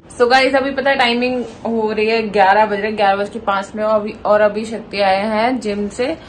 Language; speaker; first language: Hindi; native; Hindi